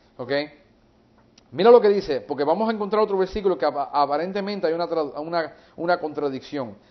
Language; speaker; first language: Spanish; early bilingual, heritage; English